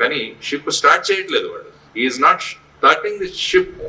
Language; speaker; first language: English; non-native, local second language; Telugu